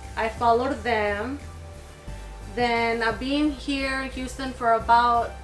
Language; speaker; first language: English; native; English